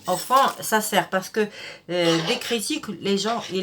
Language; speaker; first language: French; non-native, local second language; Arabic